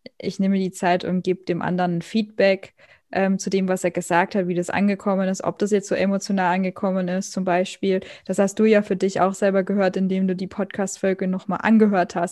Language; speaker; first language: German; native; German